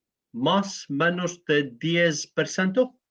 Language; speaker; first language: Spanish; non-native, learner; Greek